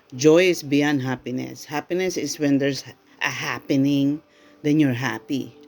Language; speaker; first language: English; non-native, local second language; Filipino